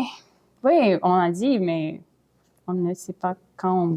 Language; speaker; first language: French; non-native, fluent; Ukrainian